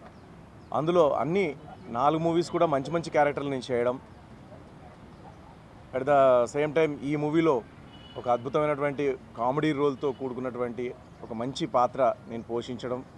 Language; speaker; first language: Telugu; native; Telugu